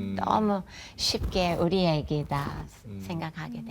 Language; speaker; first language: Korean; non-native, fluent; English